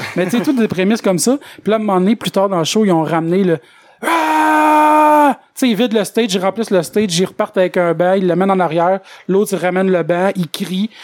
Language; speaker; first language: French; native; French